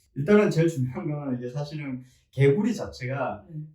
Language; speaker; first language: Korean; native; Korean